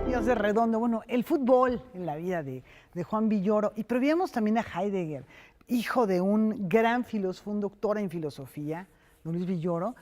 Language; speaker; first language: Spanish; native; Spanish